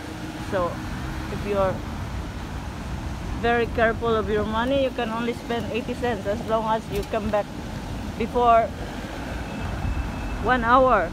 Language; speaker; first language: English; non-native, local second language; Filipino